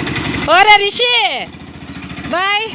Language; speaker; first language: Telugu; native; Telugu